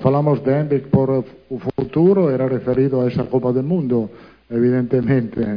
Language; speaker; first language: Portuguese; non-native, fluent; Italian